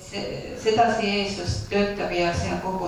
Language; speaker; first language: Finnish; non-native, learner; Estonian